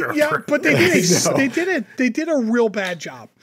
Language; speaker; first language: English; native; English